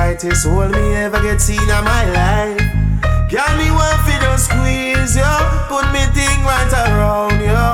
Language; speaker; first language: French; native; French